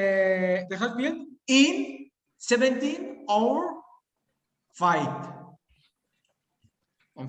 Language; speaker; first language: English; non-native, learner; Spanish